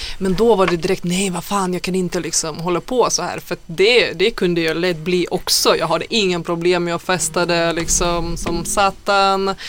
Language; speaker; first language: Swedish; non-native, fluent; Lithuanian